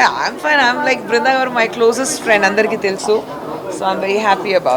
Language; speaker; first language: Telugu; non-native, learner; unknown